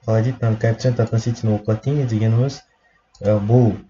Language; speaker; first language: Russian; non-native, local second language; Kazakh